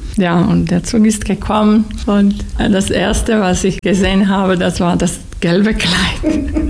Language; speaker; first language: German; non-native, fluent; Slovak